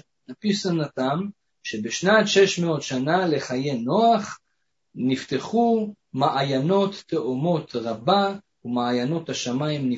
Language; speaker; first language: Russian; non-native, fluent; Hebrew